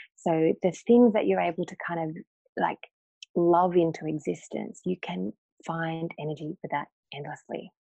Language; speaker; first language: English; native; English